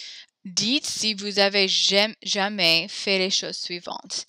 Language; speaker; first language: French; non-native, learner; English